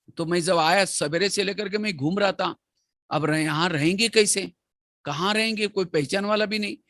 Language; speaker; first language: Hindi; non-native, local second language; Marathi